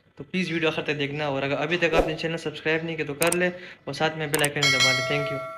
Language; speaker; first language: Urdu; non-native, local second language; Pashto